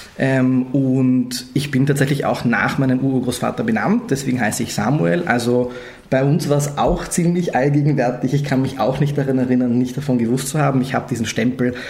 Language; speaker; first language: German; early bilingual, other home language; Hungarian